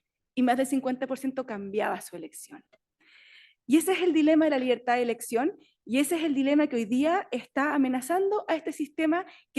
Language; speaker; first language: Spanish; native; Spanish